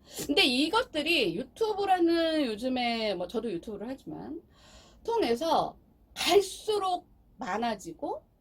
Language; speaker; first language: Korean; native; Korean